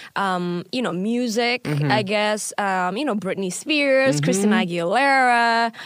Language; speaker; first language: English; non-native, fluent; Indonesian